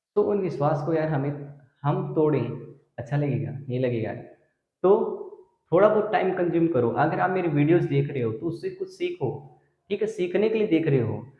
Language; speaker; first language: Hindi; native; Hindi